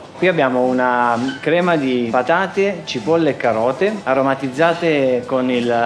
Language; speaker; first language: Italian; native; Italian